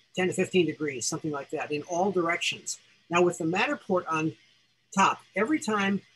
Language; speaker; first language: English; native; English